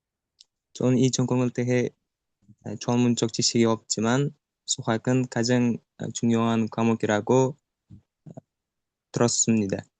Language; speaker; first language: Korean; non-native, learner; Uzbek